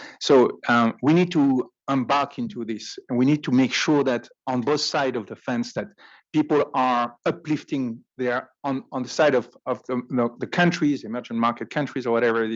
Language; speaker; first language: English; non-native, fluent; French